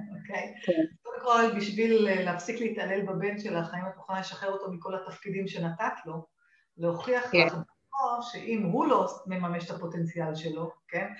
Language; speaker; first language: Hebrew; native; Hebrew